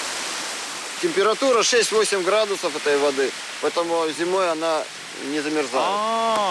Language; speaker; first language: Russian; native; Russian